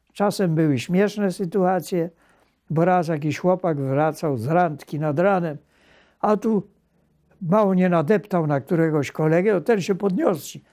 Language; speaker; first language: Polish; native; Polish